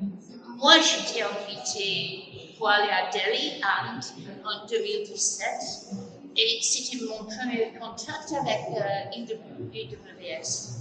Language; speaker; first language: French; non-native, fluent; English